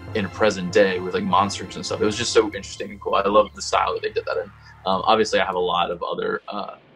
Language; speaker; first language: English; native; English